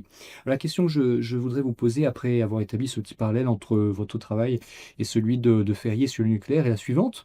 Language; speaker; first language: French; native; French